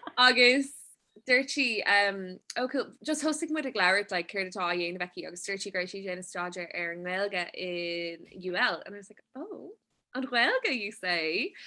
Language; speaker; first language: Irish; non-native, local second language; English